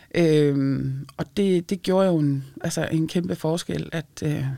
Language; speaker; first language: Danish; early bilingual, other home language; Lithuanian